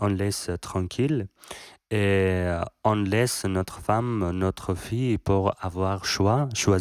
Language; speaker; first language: French; non-native, learner; Persian